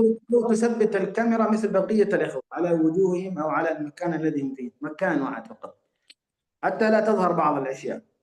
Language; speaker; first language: Arabic; native; Arabic